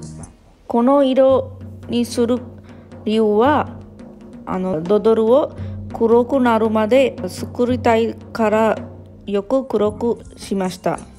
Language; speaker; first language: Japanese; non-native, learner; Sinhala